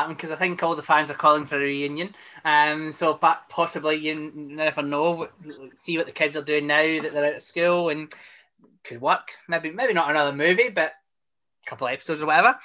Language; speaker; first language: English; native; English